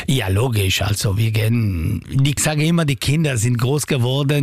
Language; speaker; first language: German; non-native, learner; Italian